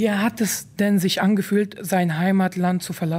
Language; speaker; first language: German; native; German